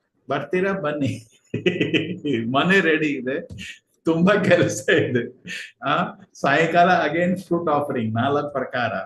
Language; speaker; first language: Kannada; non-native, learner; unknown